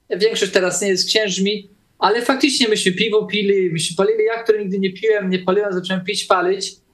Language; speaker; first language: Polish; early bilingual, heritage; Polish